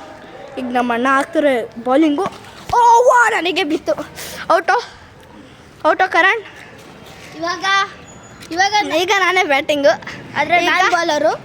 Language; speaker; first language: Kannada; native; Kannada